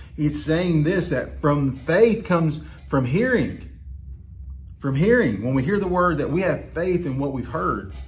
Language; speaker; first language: English; native; English